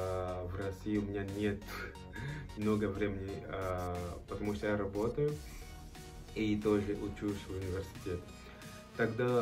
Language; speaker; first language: Russian; non-native, learner; Portuguese